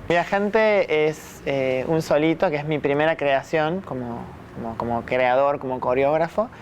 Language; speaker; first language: Spanish; native; Spanish